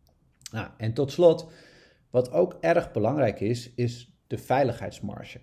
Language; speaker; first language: Dutch; native; Dutch